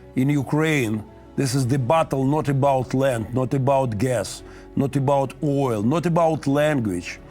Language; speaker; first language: English; non-native, learner; Ukrainian